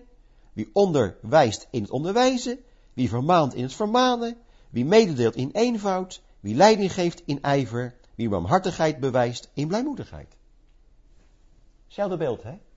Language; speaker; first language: Dutch; native; Dutch